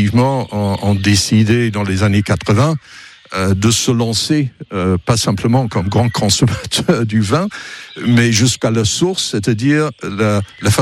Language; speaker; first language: French; non-native, fluent; English